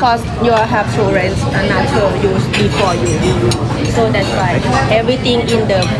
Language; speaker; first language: English; non-native, learner; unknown